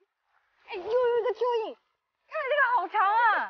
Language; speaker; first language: Chinese; non-native, local second language; Cantonese